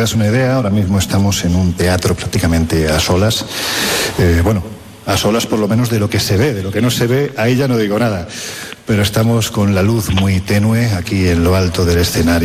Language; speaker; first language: Spanish; native; Spanish